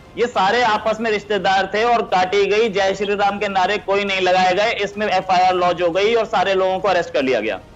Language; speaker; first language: Hindi; native; Hindi